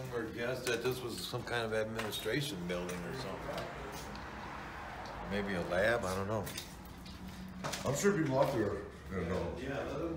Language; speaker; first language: English; native; English